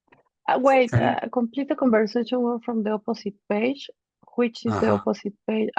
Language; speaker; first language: English; non-native, fluent; Spanish